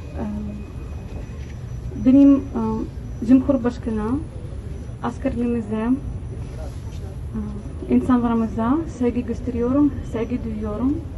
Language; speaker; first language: Turkish; non-native, learner; Ukrainian